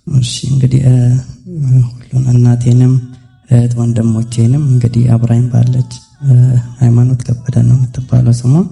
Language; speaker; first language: Amharic; non-native, local second language; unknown